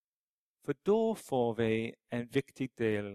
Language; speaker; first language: Swedish; non-native, fluent; English